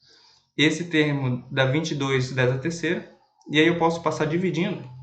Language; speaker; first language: Portuguese; native; Portuguese